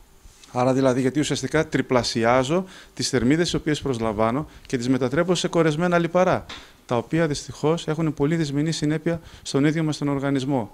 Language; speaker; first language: Greek; native; Greek